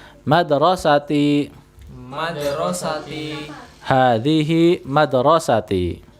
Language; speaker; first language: Arabic; non-native, fluent; Indonesian